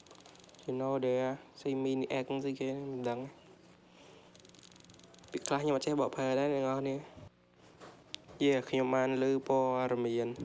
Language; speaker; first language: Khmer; native; Khmer